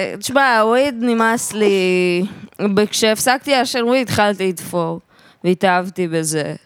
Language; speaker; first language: Hebrew; native; Hebrew